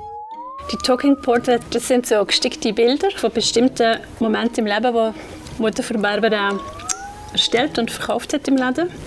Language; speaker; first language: German; native; German